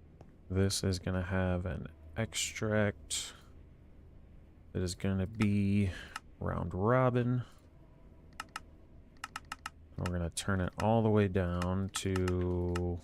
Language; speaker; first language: English; native; English